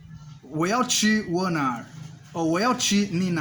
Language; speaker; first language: Chinese; non-native, learner; Portuguese